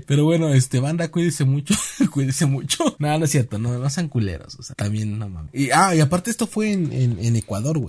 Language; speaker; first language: Spanish; native; Spanish